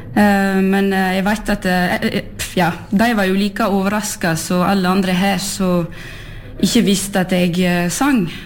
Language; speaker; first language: Norwegian; non-native, fluent; French